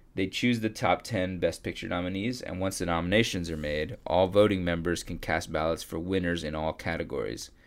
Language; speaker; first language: English; early bilingual, other home language; Spanish